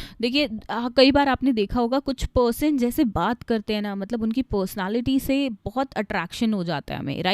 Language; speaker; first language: Hindi; native; Hindi